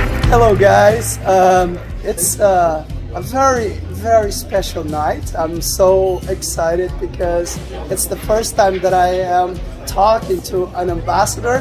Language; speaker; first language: English; non-native, fluent; Portuguese